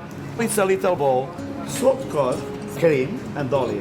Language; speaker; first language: English; non-native, learner; Portuguese